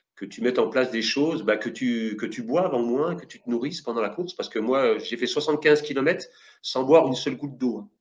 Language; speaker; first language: French; native; French